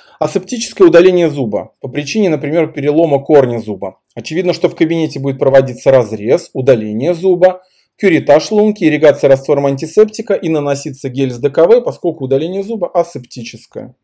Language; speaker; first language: Russian; native; Russian